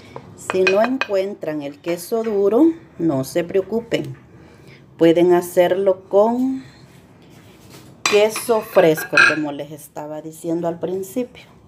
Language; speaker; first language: Spanish; native; Spanish